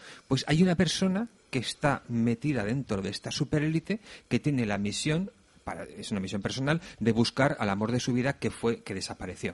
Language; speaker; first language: Spanish; native; Spanish